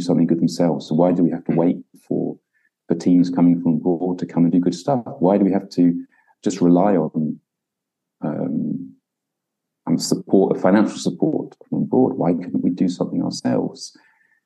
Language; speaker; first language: English; native; English